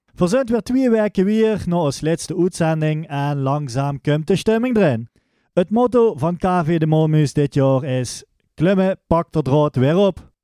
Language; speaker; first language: Dutch; non-native, local second language; Limburgish